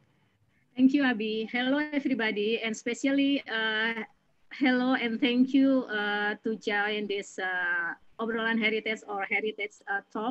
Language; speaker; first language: English; non-native, fluent; Indonesian